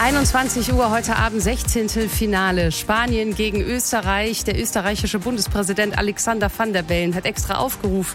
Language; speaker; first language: German; native; German